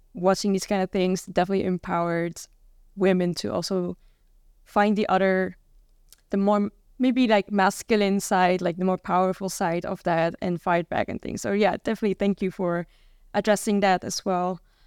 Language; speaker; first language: English; non-native, fluent; Dutch